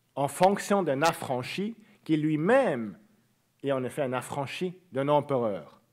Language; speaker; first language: French; native; French